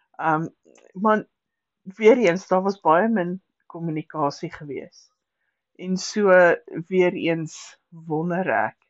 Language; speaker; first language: Afrikaans; native; Afrikaans